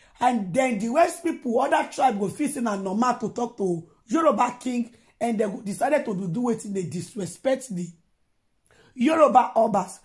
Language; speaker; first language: Nigerian Pidgin; non-native, local second language; Yoruba